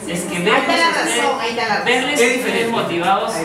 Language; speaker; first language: Spanish; native; Spanish